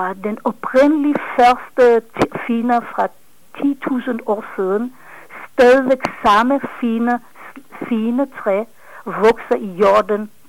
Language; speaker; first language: Danish; non-native, fluent; Hebrew